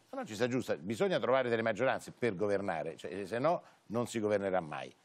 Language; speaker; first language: Italian; native; Italian